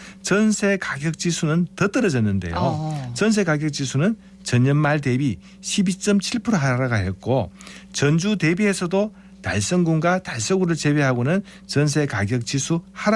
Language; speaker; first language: Korean; native; Korean